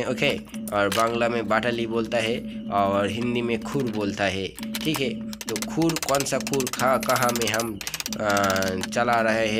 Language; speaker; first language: Hindi; non-native, local second language; Bangla